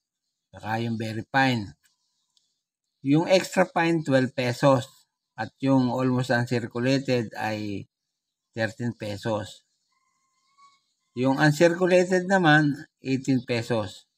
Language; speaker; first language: Filipino; native; Filipino